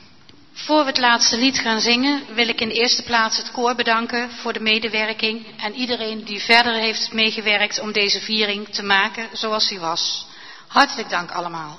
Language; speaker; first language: Dutch; native; Dutch